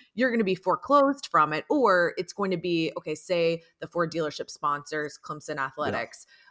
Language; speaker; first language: English; native; English